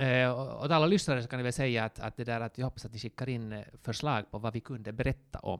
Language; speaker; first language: Swedish; non-native, local second language; Finnish